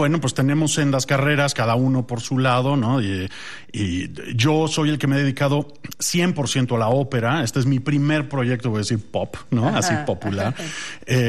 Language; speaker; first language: Spanish; native; Spanish